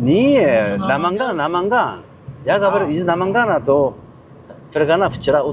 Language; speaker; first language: Russian; non-native, learner; Korean